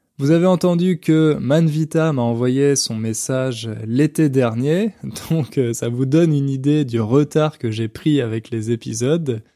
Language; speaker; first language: French; native; French